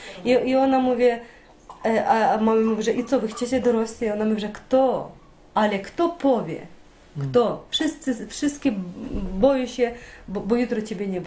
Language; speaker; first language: Polish; non-native, learner; Ukrainian